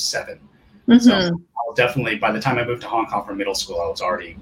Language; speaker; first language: English; early bilingual, other home language; Japanese